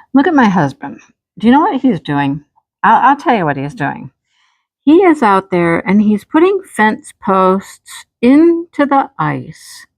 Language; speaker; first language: English; native; English